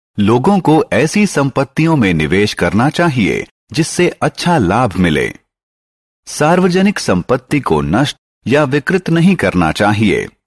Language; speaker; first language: Hindi; non-native, local second language; Marathi